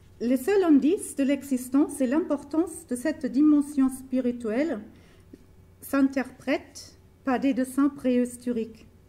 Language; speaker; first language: French; non-native, fluent; German